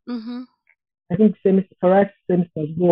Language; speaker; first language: English; non-native, local second language; Bemba